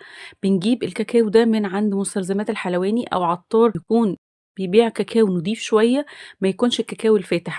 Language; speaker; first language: Arabic; native; Arabic